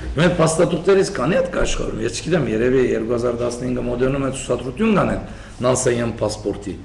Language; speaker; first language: Armenian; early bilingual, heritage; Armenian